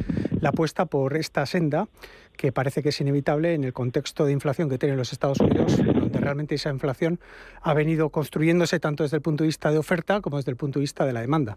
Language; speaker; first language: Spanish; native; Spanish